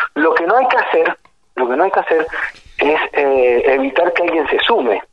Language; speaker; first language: Spanish; native; Spanish